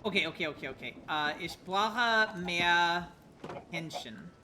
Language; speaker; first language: German; non-native, learner; English